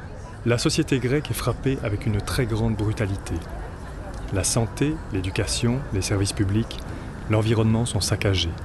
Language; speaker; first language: French; native; French